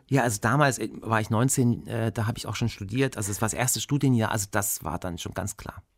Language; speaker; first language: German; early bilingual, other home language; Bulgarian